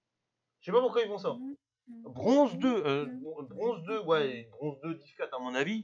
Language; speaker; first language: French; native; French